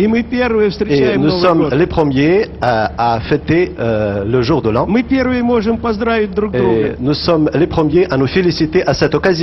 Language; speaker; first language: French; non-native, fluent; Russian